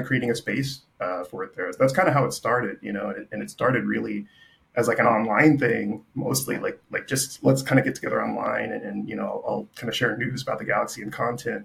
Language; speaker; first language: English; native; English